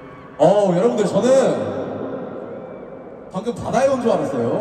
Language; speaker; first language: Korean; native; Korean